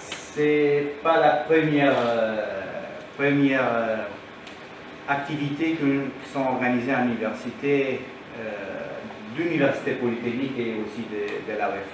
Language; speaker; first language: French; non-native, learner; Romanian